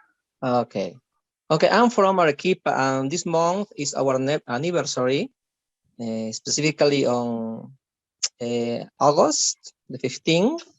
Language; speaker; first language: English; non-native, learner; Spanish